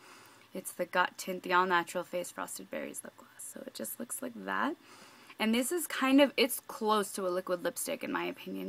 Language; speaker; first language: English; native; English